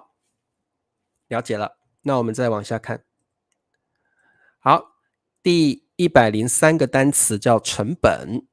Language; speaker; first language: Chinese; native; Chinese